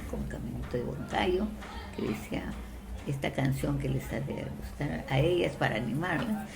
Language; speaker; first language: Spanish; non-native, local second language; Quechua